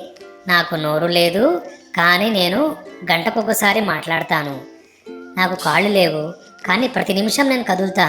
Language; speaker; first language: Telugu; native; Telugu